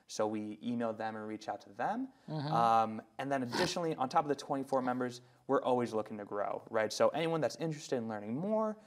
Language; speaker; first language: English; native; English